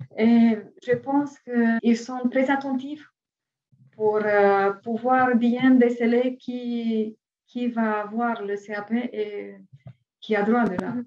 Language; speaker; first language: French; non-native, fluent; Romanian